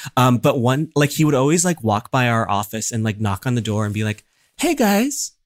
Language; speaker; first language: English; native; English